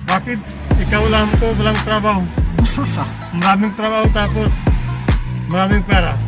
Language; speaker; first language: Filipino; non-native, learner; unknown